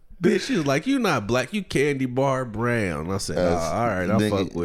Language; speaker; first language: English; native; English